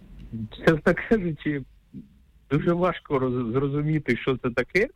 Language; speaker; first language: Ukrainian; native; Ukrainian